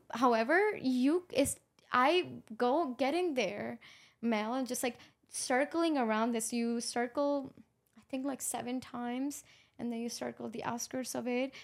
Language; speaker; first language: English; non-native, local second language; Urdu